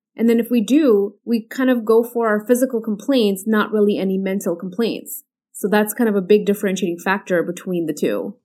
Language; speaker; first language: English; early bilingual, other home language; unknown